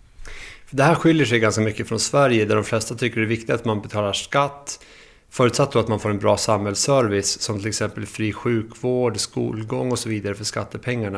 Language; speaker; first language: Swedish; native; Swedish